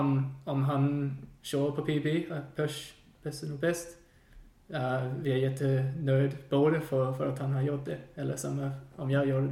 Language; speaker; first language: Swedish; non-native, fluent; English